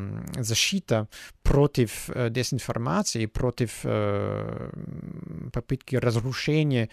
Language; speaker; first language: Russian; non-native, fluent; German